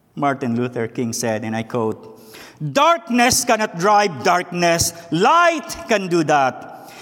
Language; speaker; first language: English; non-native, local second language; Filipino